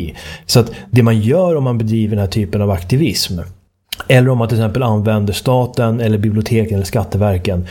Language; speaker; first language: Swedish; native; Swedish